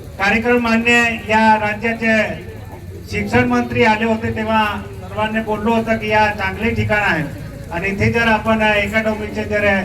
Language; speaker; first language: Marathi; non-native, local second language; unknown